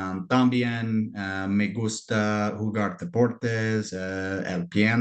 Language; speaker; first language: Spanish; non-native, learner; English